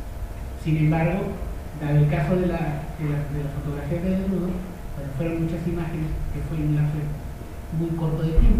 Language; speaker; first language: Spanish; native; Spanish